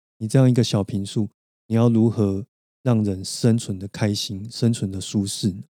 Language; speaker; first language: Chinese; native; Chinese